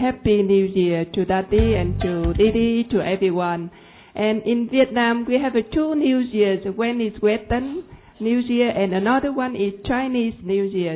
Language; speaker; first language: English; non-native, fluent; Vietnamese